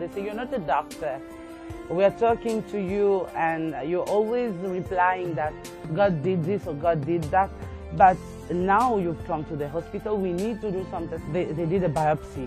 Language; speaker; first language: English; non-native, local second language; Morisyen